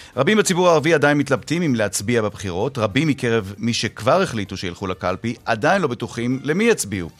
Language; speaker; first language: Hebrew; native; Hebrew